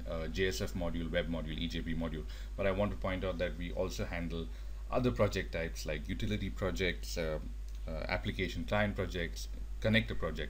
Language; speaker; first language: English; native; English